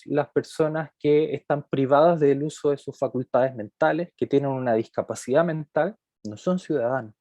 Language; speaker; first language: Spanish; native; Spanish